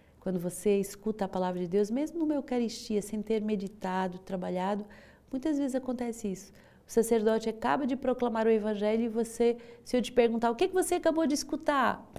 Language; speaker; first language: Portuguese; non-native, fluent; French